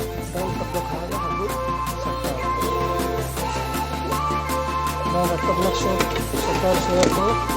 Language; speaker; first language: Arabic; non-native, learner; Punjabi